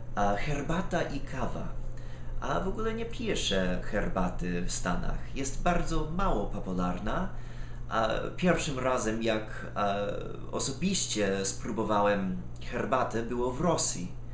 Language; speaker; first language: Polish; non-native, fluent; English